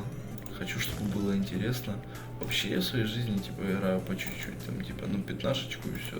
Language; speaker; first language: Russian; native; Russian